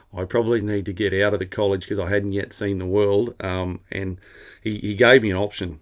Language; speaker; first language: English; native; English